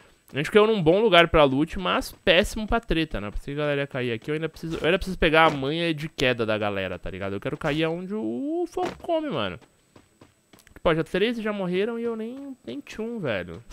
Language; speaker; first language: Portuguese; native; Portuguese